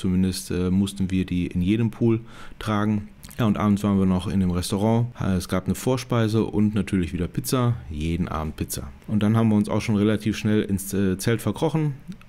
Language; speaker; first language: German; native; German